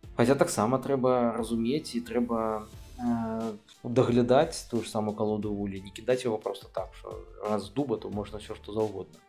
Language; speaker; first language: Belarusian; native; Belarusian